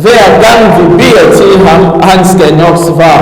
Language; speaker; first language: Swedish; non-native, learner; French